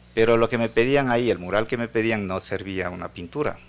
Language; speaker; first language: Spanish; native; Spanish